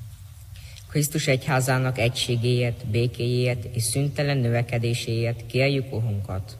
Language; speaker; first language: Hungarian; native; Hungarian